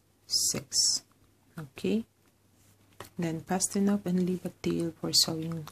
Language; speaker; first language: English; non-native, fluent; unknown